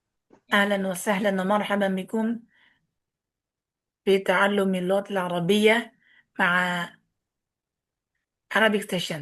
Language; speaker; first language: Arabic; non-native, fluent; Indonesian